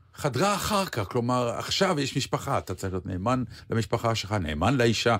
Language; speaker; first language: Hebrew; native; Hebrew